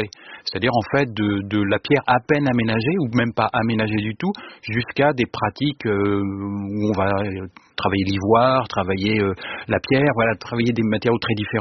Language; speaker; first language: French; native; French